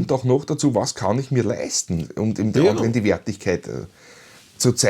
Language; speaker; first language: German; native; German